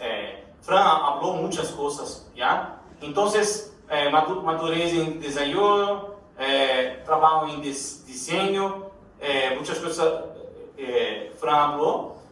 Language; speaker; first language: Spanish; non-native, learner; Portuguese